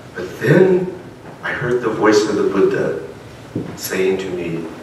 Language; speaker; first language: English; native; English